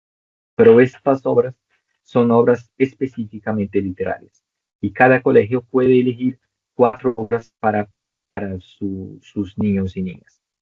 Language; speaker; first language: Spanish; non-native, local second language; Portuguese